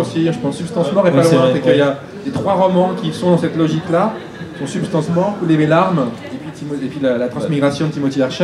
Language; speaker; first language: French; native; French